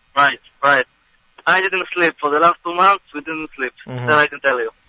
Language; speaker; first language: English; non-native, fluent; Hebrew